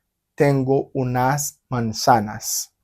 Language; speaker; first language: Spanish; non-native, fluent; Haitian Creole